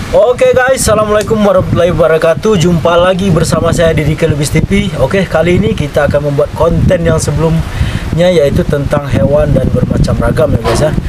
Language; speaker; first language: Indonesian; non-native, local second language; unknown